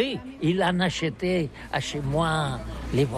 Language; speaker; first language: French; non-native, learner; Catalan